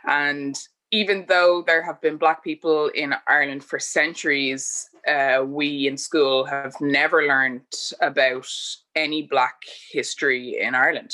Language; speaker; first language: English; native; English